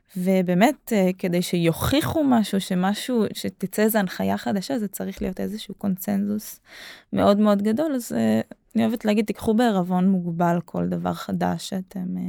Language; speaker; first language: Hebrew; native; Hebrew